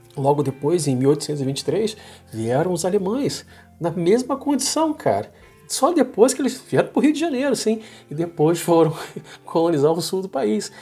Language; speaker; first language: Portuguese; native; Portuguese